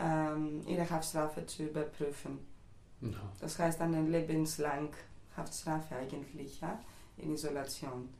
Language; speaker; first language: German; non-native, fluent; Greek